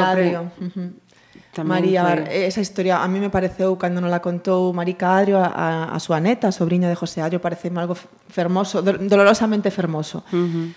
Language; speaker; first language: Galician; non-native, local second language; Spanish